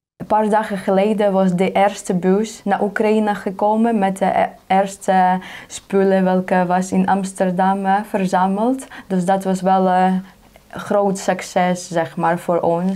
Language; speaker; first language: Dutch; non-native, fluent; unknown